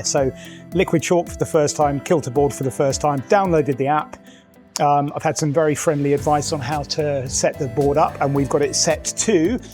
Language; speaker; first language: English; native; English